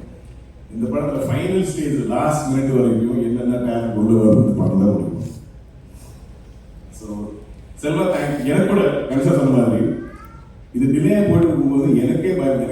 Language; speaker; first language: Tamil; non-native, fluent; Malayalam